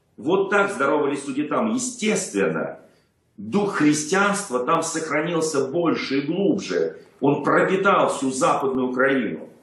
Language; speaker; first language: Russian; native; Russian